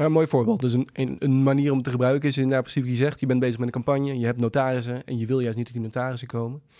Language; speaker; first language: Dutch; native; Dutch